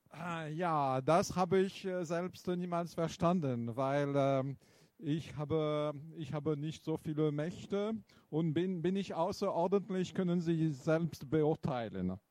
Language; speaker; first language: German; non-native, fluent; French